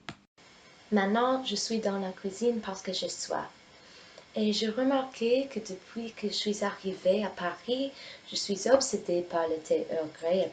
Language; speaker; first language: French; non-native, fluent; English